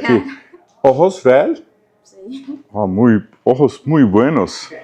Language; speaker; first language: Spanish; non-native, learner; Turkish